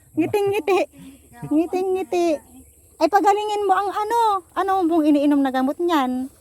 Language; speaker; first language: Filipino; native; Filipino